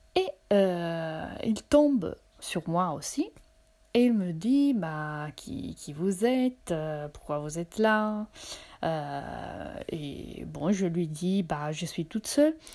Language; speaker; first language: French; non-native, fluent; Italian